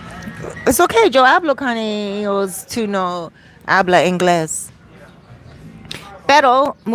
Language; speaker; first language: Spanish; non-native, learner; English